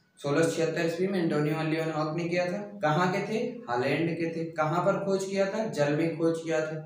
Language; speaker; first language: Hindi; native; Hindi